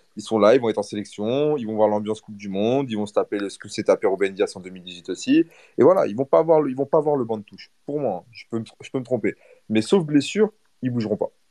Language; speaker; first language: French; early bilingual, other home language; Portuguese